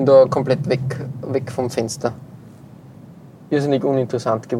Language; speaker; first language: German; native; German